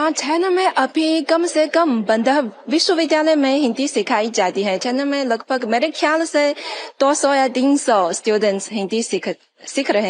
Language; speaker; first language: Hindi; non-native, fluent; Chinese